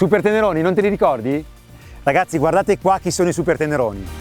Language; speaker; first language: Italian; native; Italian